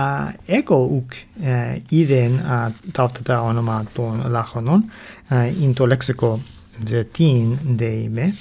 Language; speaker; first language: Greek; non-native, learner; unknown